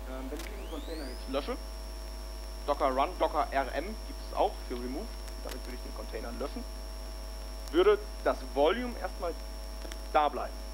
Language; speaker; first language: German; native; German